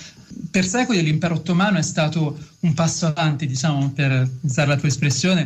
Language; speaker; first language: Italian; native; Italian